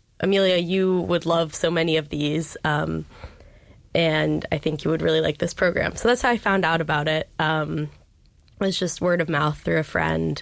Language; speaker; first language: English; native; English